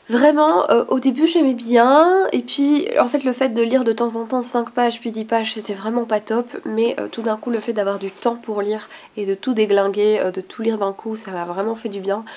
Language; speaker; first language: French; native; French